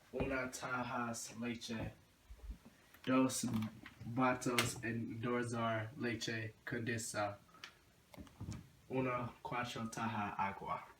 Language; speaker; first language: Spanish; non-native, learner; English